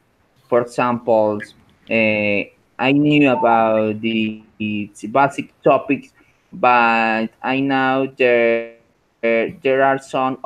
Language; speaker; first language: English; non-native, learner; Spanish